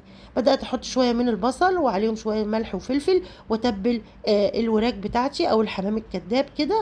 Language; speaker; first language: Arabic; native; Arabic